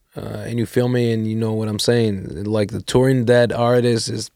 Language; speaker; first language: English; non-native, fluent; Russian